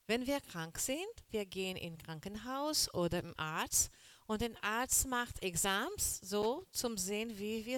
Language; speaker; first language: German; non-native, learner; Portuguese